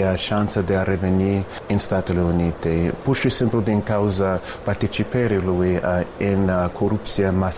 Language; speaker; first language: Romanian; non-native, fluent; English